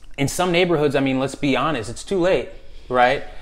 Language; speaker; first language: English; native; English